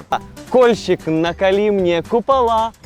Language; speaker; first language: Russian; native; Russian